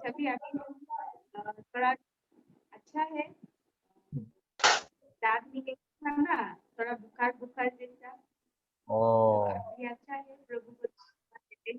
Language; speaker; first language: Hindi; non-native, local second language; Assamese